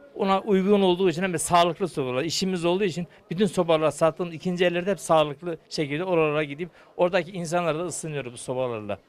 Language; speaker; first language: Turkish; native; Turkish